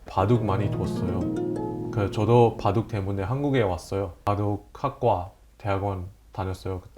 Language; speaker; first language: Korean; non-native, fluent; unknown